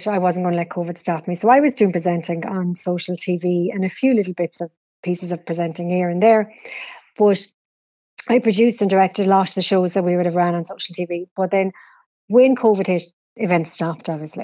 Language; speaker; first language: English; native; English